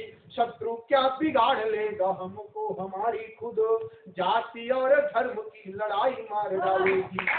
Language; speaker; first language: Hindi; native; Hindi